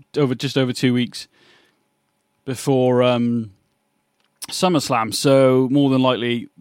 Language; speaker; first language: English; native; English